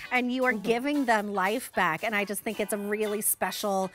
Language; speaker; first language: English; native; English